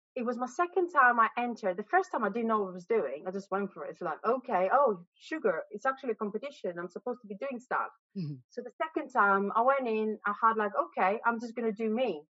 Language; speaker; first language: English; non-native, fluent; Greek